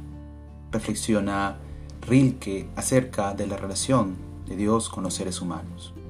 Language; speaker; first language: Spanish; native; Spanish